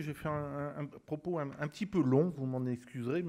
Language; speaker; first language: French; native; French